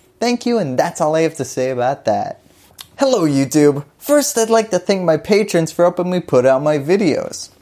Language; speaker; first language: English; native; English